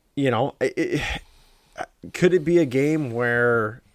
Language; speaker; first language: English; native; English